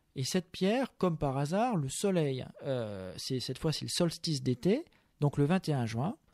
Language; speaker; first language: French; native; French